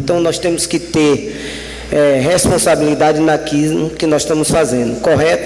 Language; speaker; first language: Portuguese; native; Portuguese